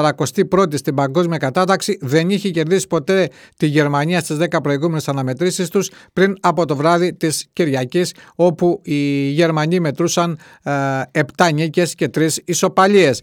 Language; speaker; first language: Greek; native; Greek